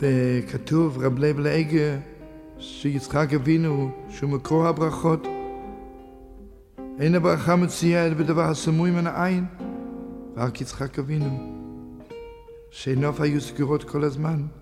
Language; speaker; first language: Hebrew; non-native, fluent; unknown